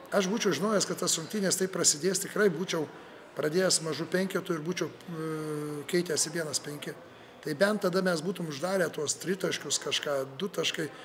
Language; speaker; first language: Lithuanian; native; Lithuanian